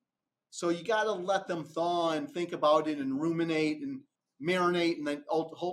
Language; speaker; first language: English; native; English